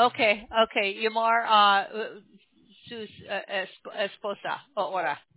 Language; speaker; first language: Spanish; non-native, learner; English